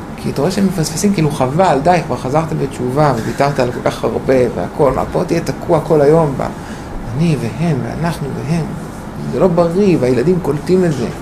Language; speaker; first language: Hebrew; native; Hebrew